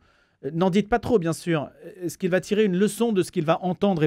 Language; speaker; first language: French; native; French